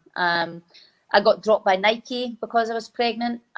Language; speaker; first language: English; native; English